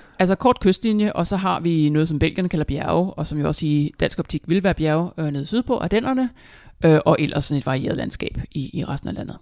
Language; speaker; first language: Danish; native; Danish